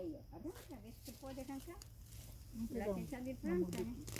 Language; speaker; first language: Portuguese; native; Portuguese